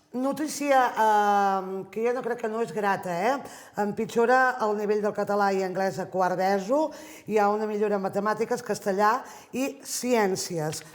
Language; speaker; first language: Catalan; native; Catalan